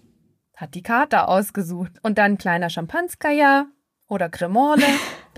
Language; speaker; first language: German; native; German